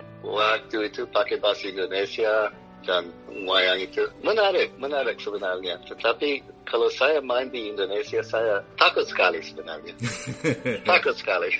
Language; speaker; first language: Indonesian; non-native, fluent; English